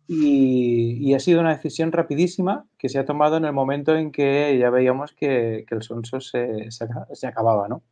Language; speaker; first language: Spanish; non-native, local second language; Catalan